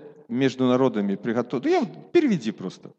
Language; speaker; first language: Polish; non-native, learner; Russian